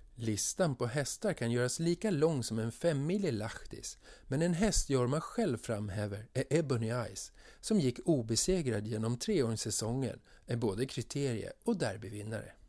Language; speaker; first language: Swedish; native; Swedish